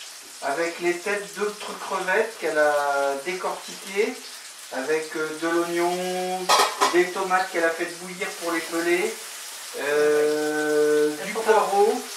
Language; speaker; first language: French; native; French